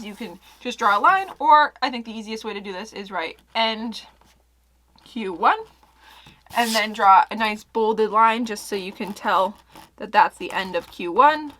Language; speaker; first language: English; native; English